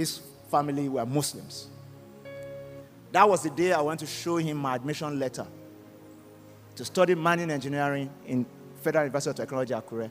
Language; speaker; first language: English; non-native, local second language; Yoruba